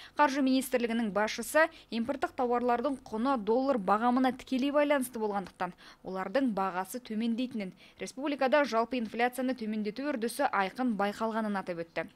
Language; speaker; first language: Kazakh; native; Kazakh